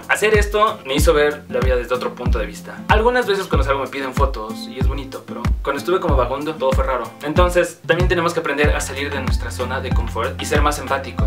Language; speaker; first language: Spanish; native; Spanish